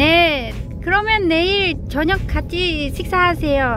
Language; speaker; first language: Korean; non-native, learner; Vietnamese